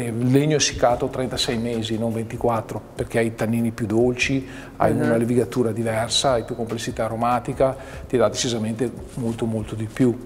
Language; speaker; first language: Italian; native; Italian